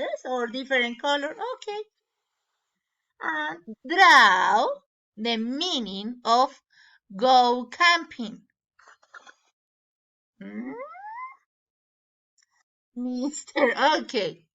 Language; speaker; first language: English; non-native, learner; Spanish